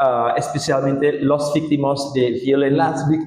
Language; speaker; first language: Spanish; non-native, learner; Indonesian